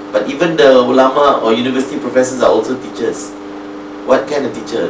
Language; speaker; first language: English; non-native, local second language; Malay